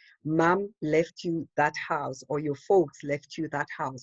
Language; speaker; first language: English; non-native, local second language; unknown